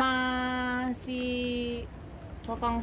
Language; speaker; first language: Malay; non-native, local second language; Javanese